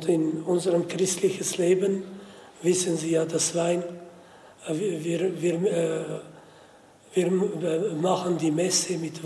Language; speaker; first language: German; non-native, fluent; Aramaic